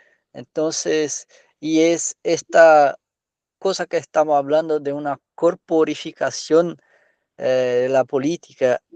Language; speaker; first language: Spanish; non-native, learner; Portuguese